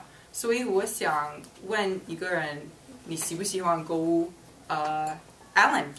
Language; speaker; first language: Chinese; non-native, fluent; English